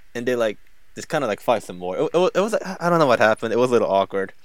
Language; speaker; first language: English; non-native, fluent; Korean